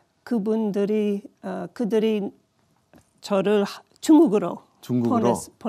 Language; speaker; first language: Korean; non-native, learner; English